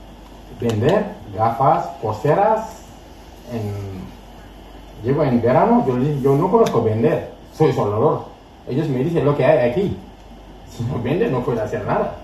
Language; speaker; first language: Spanish; non-native, learner; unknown